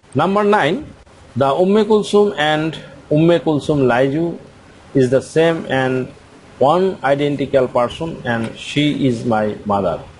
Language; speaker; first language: English; non-native, local second language; Bangla